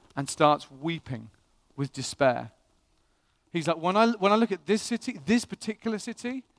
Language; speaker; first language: English; native; English